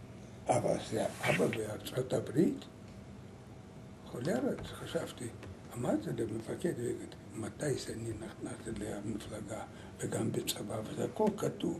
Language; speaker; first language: Hebrew; non-native, learner; Lithuanian